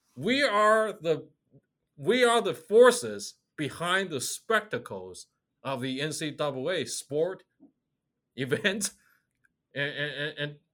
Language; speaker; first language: English; non-native, fluent; Chinese